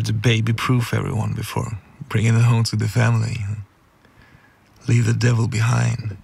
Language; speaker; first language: English; non-native, fluent; Swedish